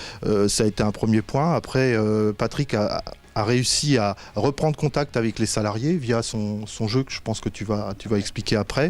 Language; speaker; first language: French; native; French